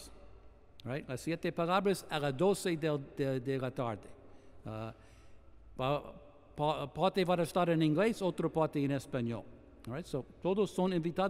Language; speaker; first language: Spanish; non-native, fluent; English